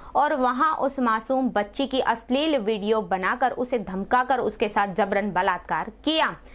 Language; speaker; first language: Hindi; non-native, local second language; Gujarati